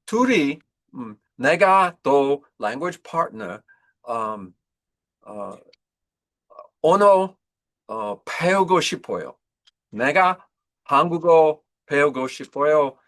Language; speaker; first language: Korean; non-native, learner; English